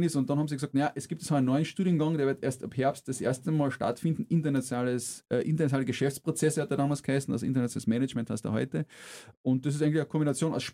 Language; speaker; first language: German; native; German